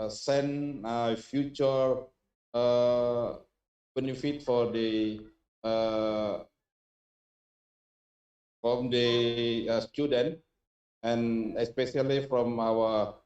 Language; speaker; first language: English; non-native, learner; Indonesian